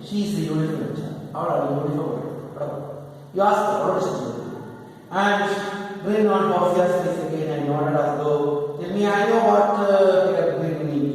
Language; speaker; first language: English; non-native, local second language; Malayalam